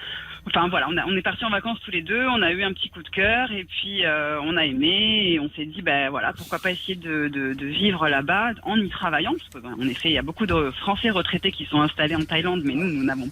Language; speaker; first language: French; native; French